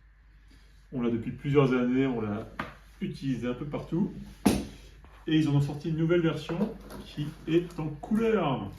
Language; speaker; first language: French; native; French